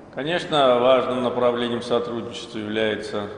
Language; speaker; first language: Russian; non-native, local second language; Azerbaijani